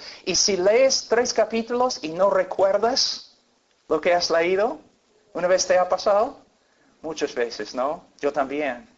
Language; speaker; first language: Spanish; non-native, fluent; English